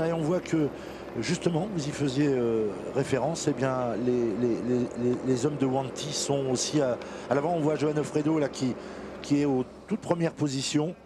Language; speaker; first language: French; native; French